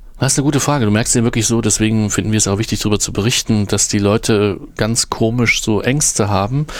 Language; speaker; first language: German; native; German